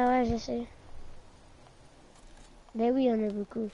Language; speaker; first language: French; native; French